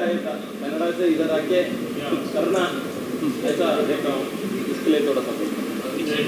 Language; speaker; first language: Hindi; non-native, local second language; Kannada